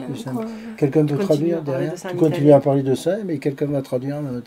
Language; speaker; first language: French; native; French